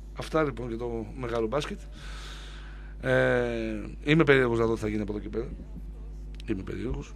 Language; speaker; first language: Greek; native; Greek